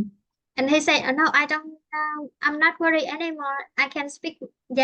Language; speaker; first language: English; non-native, fluent; Vietnamese